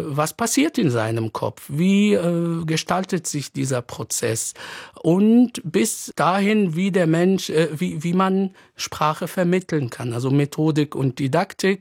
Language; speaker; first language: German; non-native, fluent; Arabic